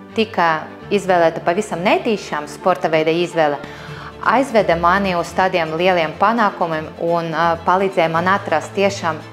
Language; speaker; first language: Latvian; non-native, local second language; Russian